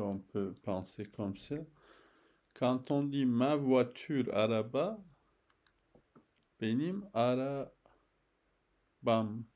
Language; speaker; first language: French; non-native, fluent; Turkish